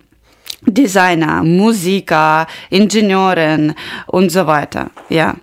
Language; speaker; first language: German; non-native, learner; Ukrainian